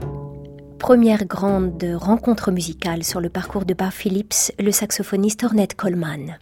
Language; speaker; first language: French; native; French